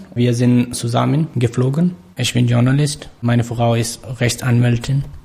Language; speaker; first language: German; non-native, learner; Pashto